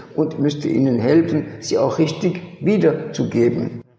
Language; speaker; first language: German; early bilingual, other home language; French